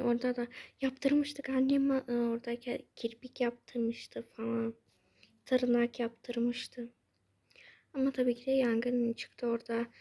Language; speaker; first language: Turkish; early bilingual, heritage; Turkish